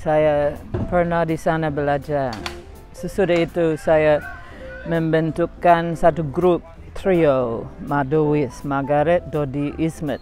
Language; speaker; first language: Indonesian; non-native, fluent; English